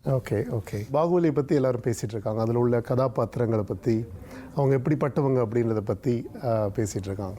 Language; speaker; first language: Tamil; native; Tamil